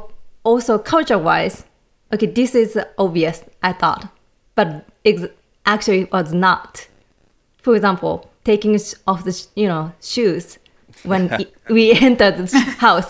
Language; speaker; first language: English; non-native, learner; Japanese